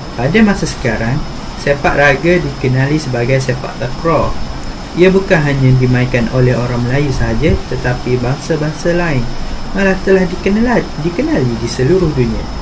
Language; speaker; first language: Malay; native; Malay